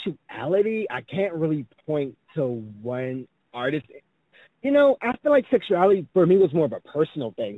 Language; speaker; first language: English; native; English